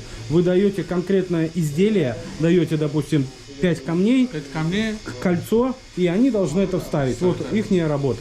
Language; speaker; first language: Russian; native; Russian